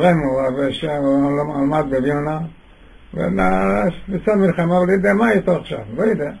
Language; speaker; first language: Hebrew; non-native, fluent; Yiddish